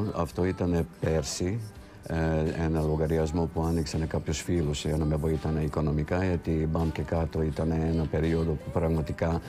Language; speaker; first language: Greek; non-native, fluent; Hungarian